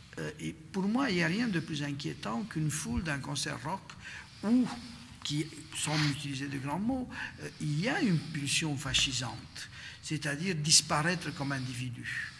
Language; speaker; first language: French; non-native, fluent; Romanian